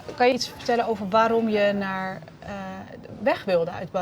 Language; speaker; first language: Dutch; native; Dutch